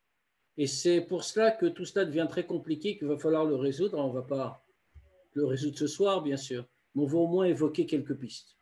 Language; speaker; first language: French; native; French